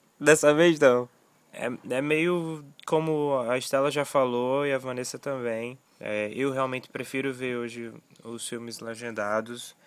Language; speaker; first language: Portuguese; native; Portuguese